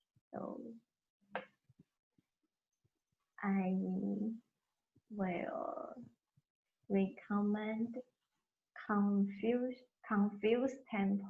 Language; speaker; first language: English; non-native, learner; Chinese